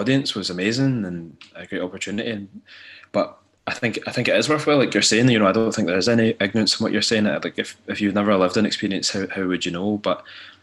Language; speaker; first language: English; native; English